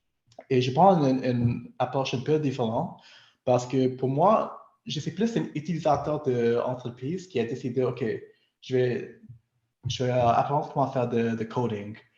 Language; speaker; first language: French; non-native, local second language; English